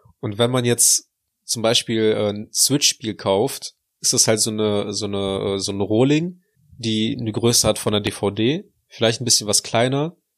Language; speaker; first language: German; early bilingual, other home language; Russian